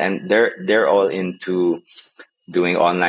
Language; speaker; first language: English; non-native, local second language; Filipino